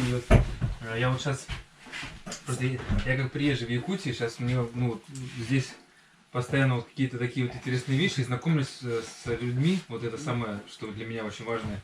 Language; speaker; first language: Russian; native; Russian